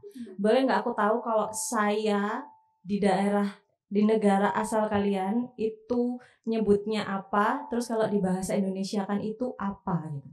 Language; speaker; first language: Indonesian; native; Indonesian